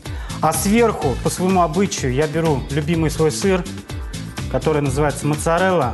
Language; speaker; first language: Russian; native; Russian